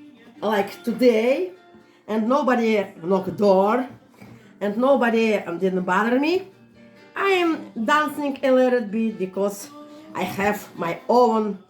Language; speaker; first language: English; non-native, learner; Russian